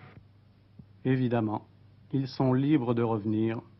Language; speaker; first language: French; native; French